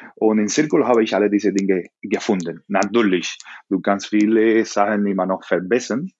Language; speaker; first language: German; non-native, fluent; Spanish